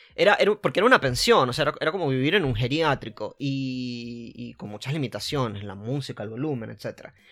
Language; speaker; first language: Spanish; native; Spanish